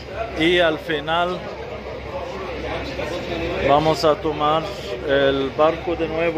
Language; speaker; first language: Spanish; non-native, fluent; Arabic